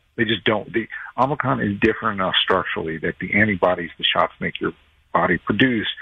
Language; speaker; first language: English; native; English